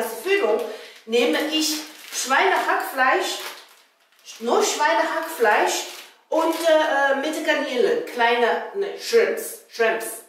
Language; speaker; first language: German; non-native, learner; Chinese